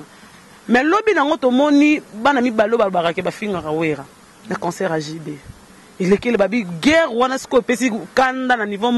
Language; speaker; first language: French; non-native, local second language; Lingala